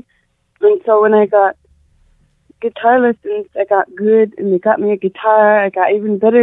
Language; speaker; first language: English; non-native, fluent; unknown